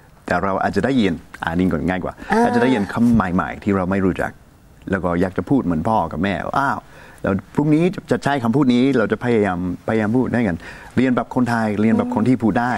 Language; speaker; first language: Thai; non-native, fluent; English